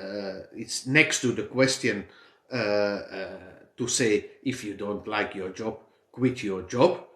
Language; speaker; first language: English; non-native, fluent; Dutch